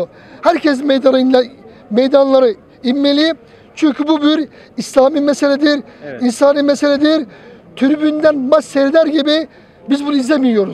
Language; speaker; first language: Turkish; native; Turkish